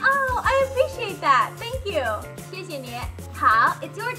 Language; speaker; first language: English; native; English